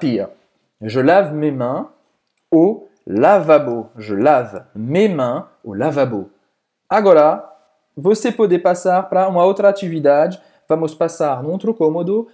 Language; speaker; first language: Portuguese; non-native, fluent; French